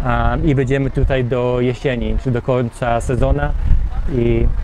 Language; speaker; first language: Polish; early bilingual, heritage; Polish